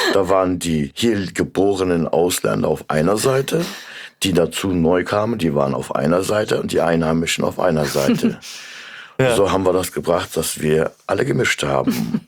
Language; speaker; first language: German; early bilingual, other home language; Turkish